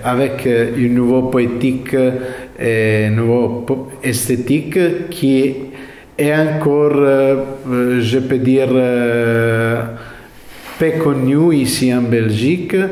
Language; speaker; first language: French; non-native, fluent; Italian